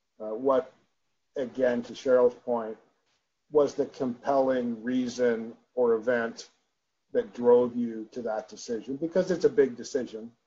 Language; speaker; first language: English; native; English